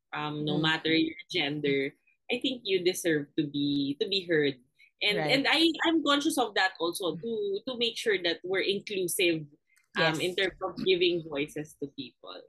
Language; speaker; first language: English; non-native, local second language; Filipino